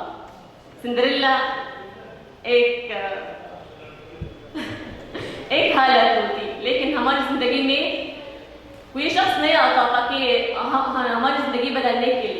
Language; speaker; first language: Hindi; non-native, fluent; Arabic